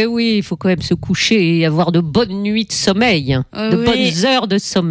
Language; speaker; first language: French; native; French